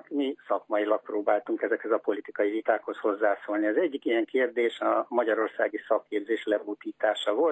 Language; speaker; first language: Hungarian; native; Hungarian